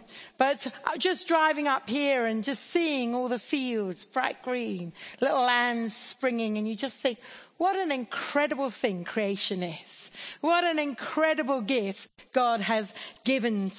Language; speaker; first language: English; native; English